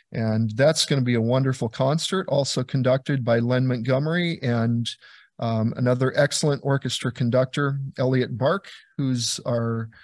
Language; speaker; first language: English; native; English